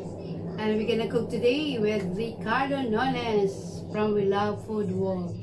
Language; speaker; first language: English; non-native, learner; Filipino